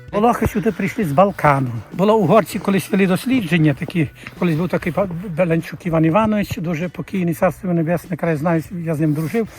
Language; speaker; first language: Ukrainian; native; Ukrainian